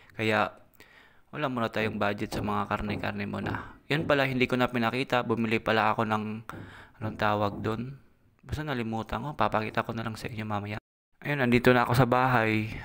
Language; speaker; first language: Filipino; non-native, local second language; Cebuano